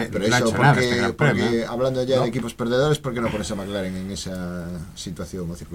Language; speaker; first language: Spanish; native; Spanish